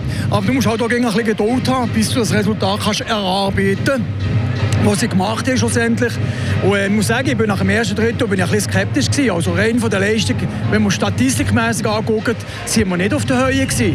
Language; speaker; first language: German; native; German